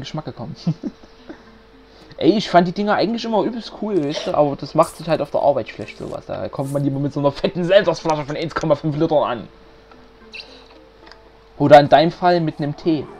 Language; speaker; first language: German; native; German